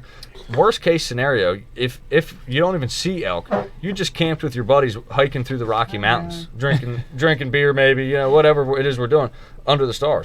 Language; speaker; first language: English; native; English